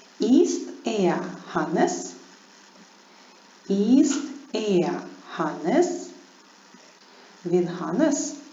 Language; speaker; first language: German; non-native, fluent; Ukrainian